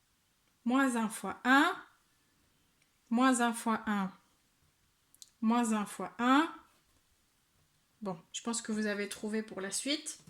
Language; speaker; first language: French; native; French